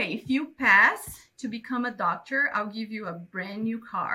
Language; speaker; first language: English; non-native, fluent; Portuguese